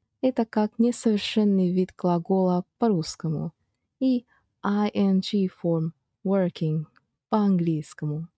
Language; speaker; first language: Russian; non-native, fluent; Japanese